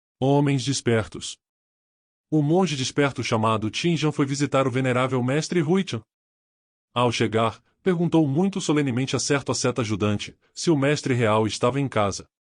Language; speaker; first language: Portuguese; native; Portuguese